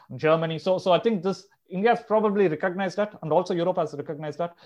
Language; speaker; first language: English; non-native, local second language; Telugu